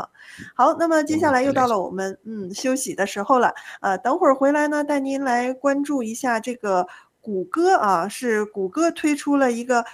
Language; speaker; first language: Chinese; native; Chinese